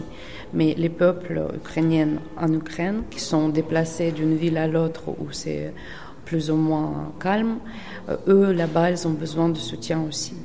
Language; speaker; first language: French; non-native, fluent; Ukrainian